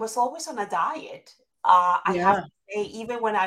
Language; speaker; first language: English; non-native, fluent; Spanish